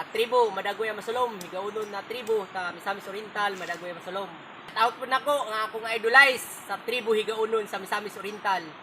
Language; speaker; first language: Cebuano; non-native, local second language; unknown